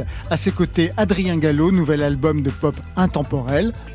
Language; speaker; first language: French; native; French